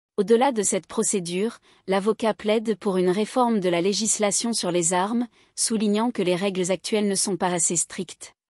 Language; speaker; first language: French; native; French